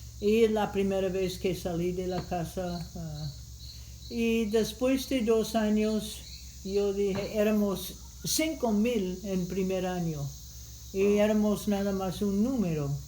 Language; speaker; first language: Spanish; non-native, fluent; English